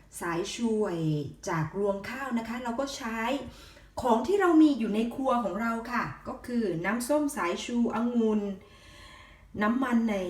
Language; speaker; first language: Thai; native; Thai